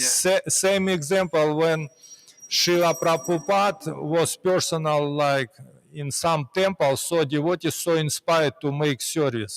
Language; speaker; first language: English; non-native, learner; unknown